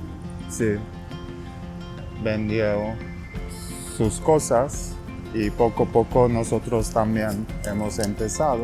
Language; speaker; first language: Spanish; non-native, learner; Turkish